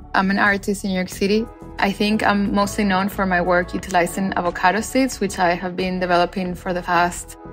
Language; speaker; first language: English; non-native, fluent; Spanish